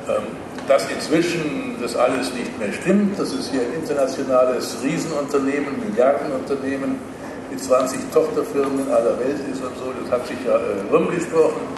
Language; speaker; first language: German; native; German